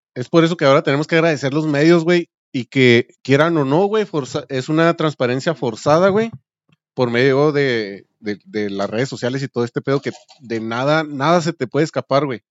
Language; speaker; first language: Spanish; native; Spanish